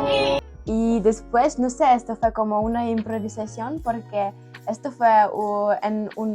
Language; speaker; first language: Spanish; non-native, fluent; Ukrainian